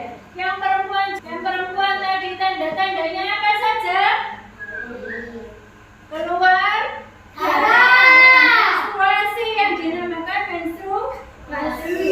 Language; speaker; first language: Indonesian; native; Indonesian